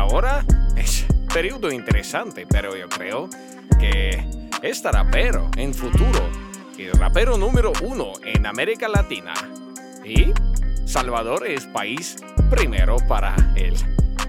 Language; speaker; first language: Spanish; non-native, learner; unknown